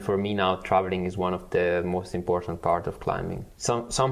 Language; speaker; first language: English; non-native, fluent; Italian